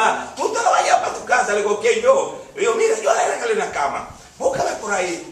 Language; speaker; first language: Spanish; native; Spanish